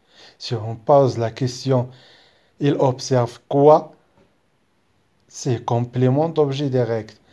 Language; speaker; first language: French; non-native, local second language; Arabic